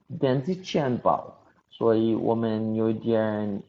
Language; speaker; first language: Chinese; non-native, learner; Portuguese